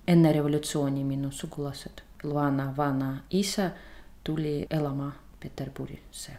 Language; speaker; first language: Estonian; non-native, learner; Russian